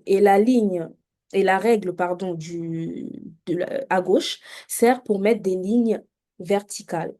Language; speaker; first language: French; native; French